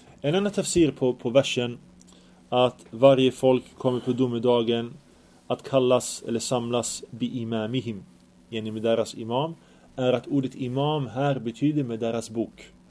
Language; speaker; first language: Swedish; early bilingual, other home language; Arabic